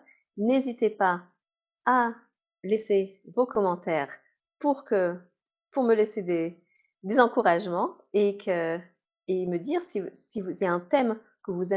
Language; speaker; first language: French; native; French